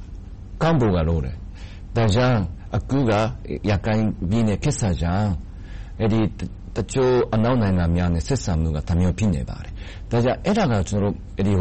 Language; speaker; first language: Burmese; non-native, fluent; Japanese